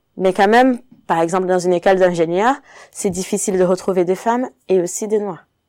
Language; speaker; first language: French; non-native, fluent; Portuguese